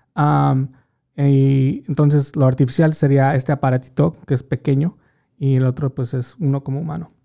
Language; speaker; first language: Spanish; early bilingual, heritage; Spanish